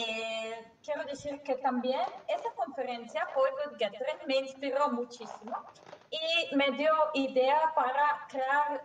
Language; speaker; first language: Spanish; non-native, fluent; Serbian